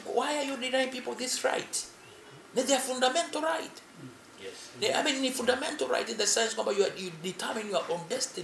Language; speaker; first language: English; non-native, local second language; Swahili